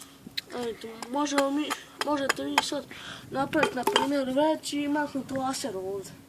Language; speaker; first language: Bosnian; native; Bosnian